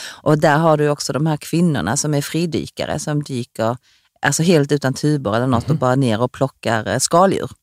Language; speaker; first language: Swedish; early bilingual, other home language; Korean